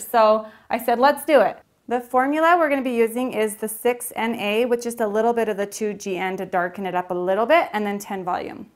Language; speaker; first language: English; native; English